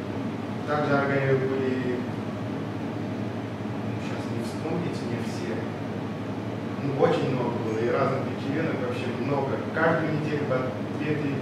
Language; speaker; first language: Russian; non-native, local second language; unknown